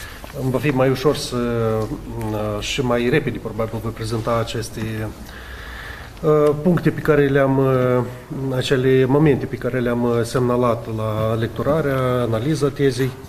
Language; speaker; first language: Romanian; native; Romanian